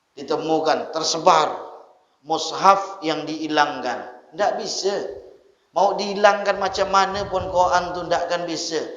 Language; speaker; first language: Malay; native; Malay